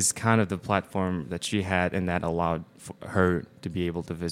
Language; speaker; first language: English; non-native, fluent; Mongolian